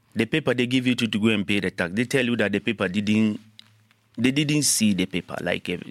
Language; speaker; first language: English; non-native, learner; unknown